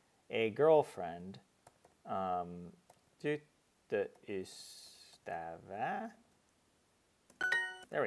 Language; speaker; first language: Finnish; non-native, learner; English